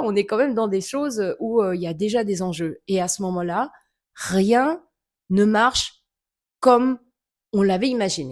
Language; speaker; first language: French; native; French